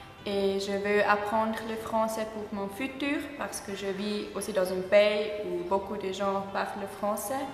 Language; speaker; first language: French; non-native, learner; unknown